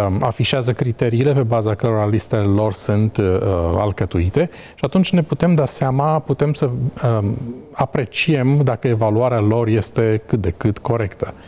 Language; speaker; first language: Romanian; native; Romanian